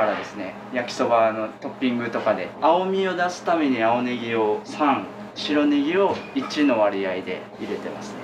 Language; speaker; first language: Japanese; native; Japanese